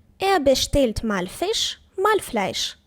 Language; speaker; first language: German; non-native, fluent; Ukrainian